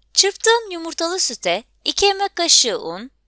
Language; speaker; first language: Turkish; native; Turkish